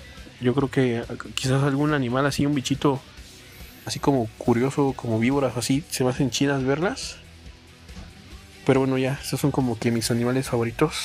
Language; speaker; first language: Spanish; native; Spanish